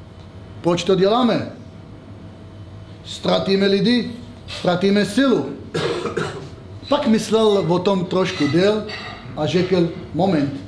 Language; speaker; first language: Czech; non-native, fluent; Hebrew